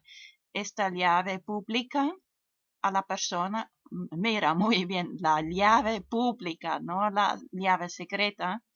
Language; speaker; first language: Spanish; non-native, fluent; German